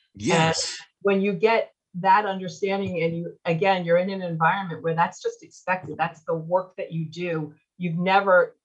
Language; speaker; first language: English; native; English